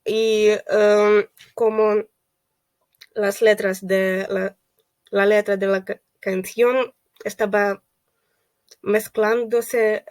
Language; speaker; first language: Spanish; non-native, fluent; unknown